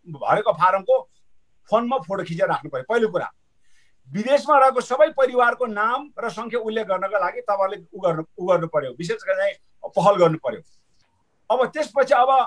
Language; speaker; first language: Nepali; non-native, local second language; Sherpa